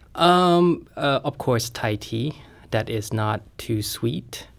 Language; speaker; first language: English; non-native, fluent; Thai